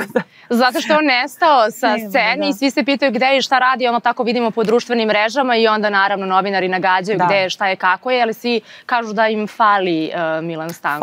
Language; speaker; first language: Serbian; native; Serbian